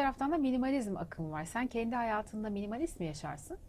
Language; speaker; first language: Turkish; native; Turkish